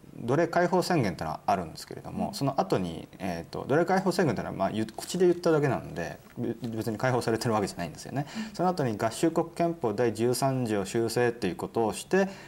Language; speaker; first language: Japanese; native; Japanese